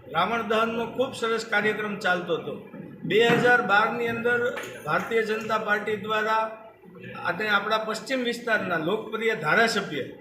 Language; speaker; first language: Gujarati; native; Gujarati